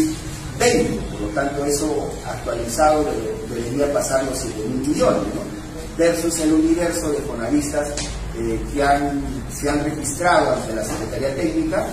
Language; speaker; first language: Spanish; native; Spanish